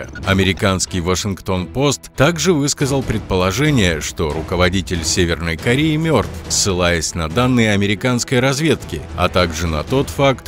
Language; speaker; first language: Russian; native; Russian